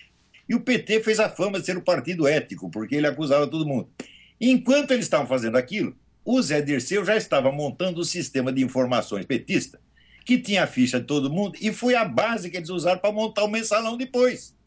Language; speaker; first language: Portuguese; native; Portuguese